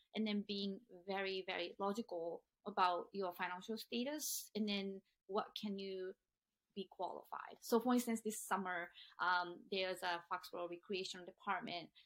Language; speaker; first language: English; non-native, fluent; Japanese